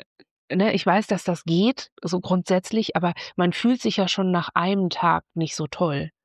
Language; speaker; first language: German; native; German